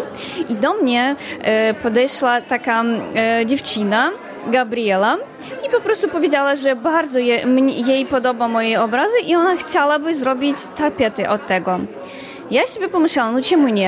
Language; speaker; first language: Polish; non-native, learner; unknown